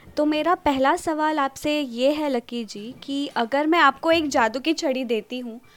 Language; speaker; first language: Hindi; non-native, local second language; Marathi